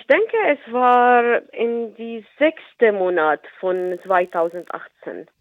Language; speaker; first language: German; non-native, learner; Arabic